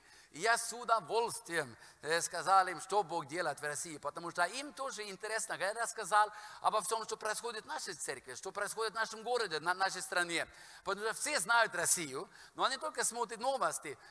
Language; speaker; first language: Russian; non-native, fluent; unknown